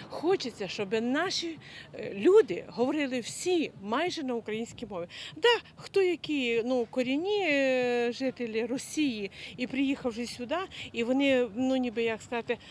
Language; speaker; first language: Ukrainian; non-native, local second language; Russian